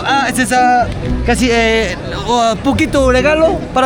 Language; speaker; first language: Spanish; non-native, learner; Korean